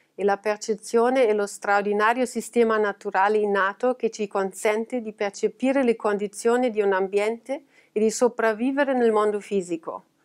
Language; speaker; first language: Italian; non-native, fluent; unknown